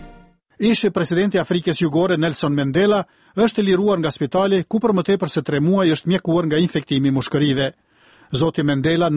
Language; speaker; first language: Albanian; native; Albanian